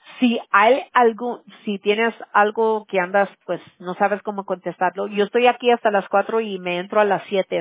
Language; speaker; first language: Spanish; early bilingual, other home language; English